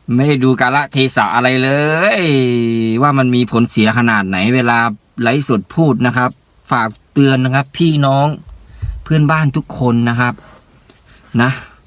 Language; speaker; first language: Thai; native; Thai